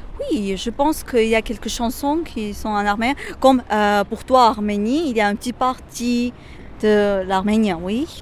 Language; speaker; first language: French; non-native, fluent; Armenian